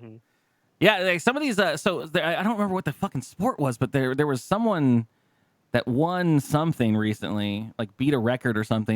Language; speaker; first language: English; native; English